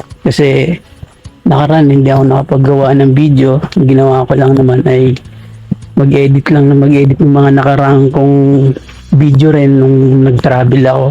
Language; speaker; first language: Filipino; native; Filipino